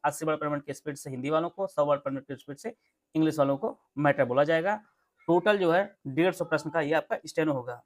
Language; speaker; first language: Hindi; native; Hindi